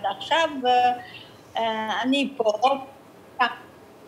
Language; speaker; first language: Hebrew; early bilingual, other home language; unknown